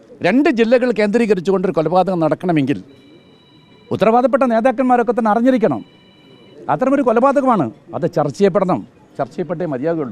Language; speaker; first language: Malayalam; native; Malayalam